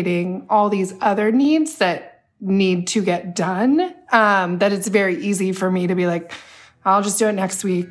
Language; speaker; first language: English; native; English